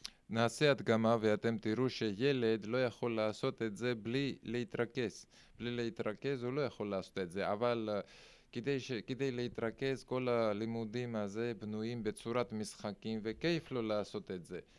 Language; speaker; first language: Hebrew; non-native, fluent; Russian